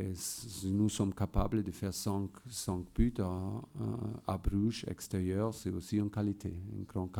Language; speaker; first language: French; non-native, fluent; German